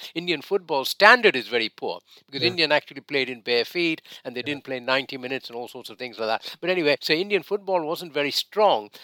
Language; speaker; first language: English; non-native, local second language; Bangla